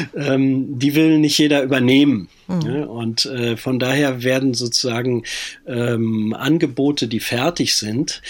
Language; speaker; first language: German; native; German